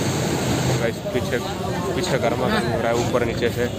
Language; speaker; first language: Hindi; non-native, local second language; Kannada